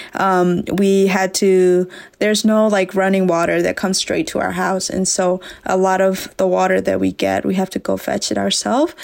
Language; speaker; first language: English; early bilingual, other home language; S'gaw Karen